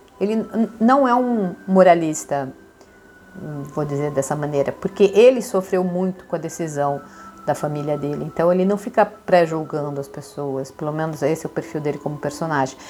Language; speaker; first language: Portuguese; native; Portuguese